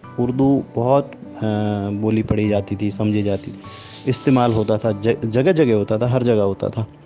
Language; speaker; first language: Hindi; native; Hindi